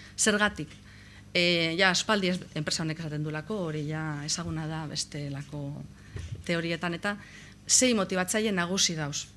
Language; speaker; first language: Basque; native; Basque